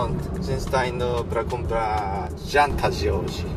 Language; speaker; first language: Portuguese; non-native, learner; Japanese